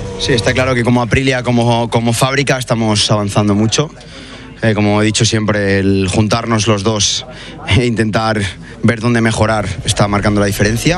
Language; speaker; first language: Spanish; native; Spanish